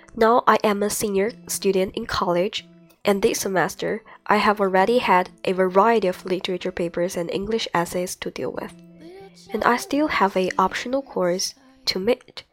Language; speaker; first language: English; non-native, fluent; Chinese